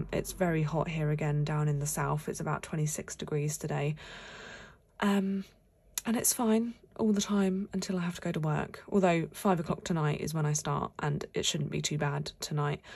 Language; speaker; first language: English; native; English